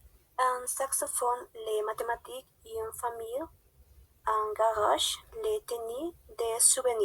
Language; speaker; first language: French; non-native, learner; Spanish